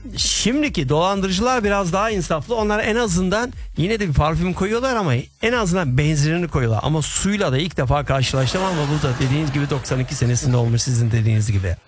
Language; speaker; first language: Turkish; native; Turkish